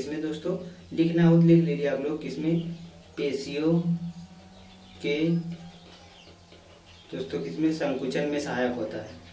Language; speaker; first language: Hindi; native; Hindi